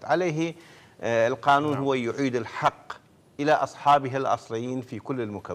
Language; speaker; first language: Arabic; non-native, local second language; Kurdish